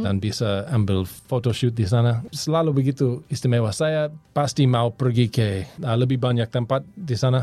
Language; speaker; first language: Indonesian; non-native, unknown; English